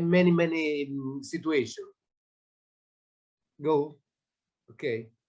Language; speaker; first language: English; non-native, learner; Italian